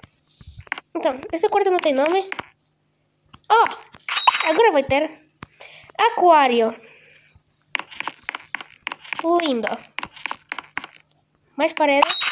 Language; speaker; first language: Spanish; non-native, learner; Portuguese